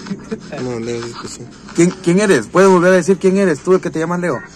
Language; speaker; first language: Spanish; native; Spanish